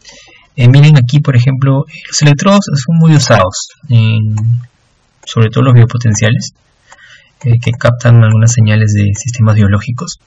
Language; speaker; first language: Spanish; native; Spanish